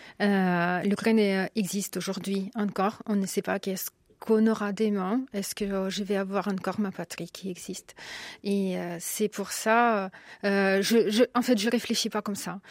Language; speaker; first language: French; non-native, fluent; Ukrainian